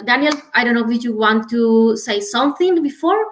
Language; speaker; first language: English; non-native, learner; Spanish